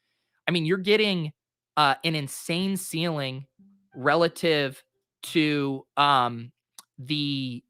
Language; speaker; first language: English; native; English